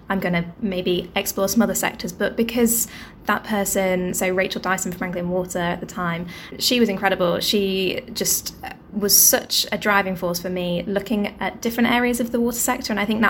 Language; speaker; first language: English; native; English